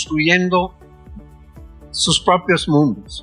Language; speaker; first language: Spanish; non-native, fluent; English